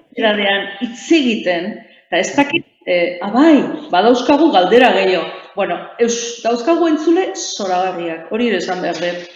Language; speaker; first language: Basque; native; Basque